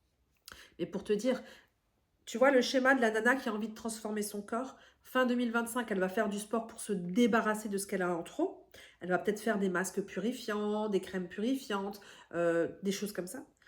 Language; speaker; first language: French; native; French